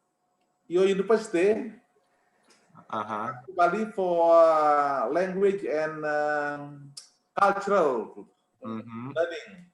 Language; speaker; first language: English; non-native, fluent; Indonesian